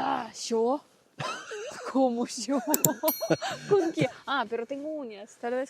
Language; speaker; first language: Spanish; non-native, learner; Russian